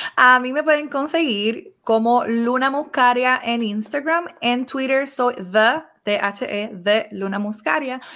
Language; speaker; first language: Spanish; native; Spanish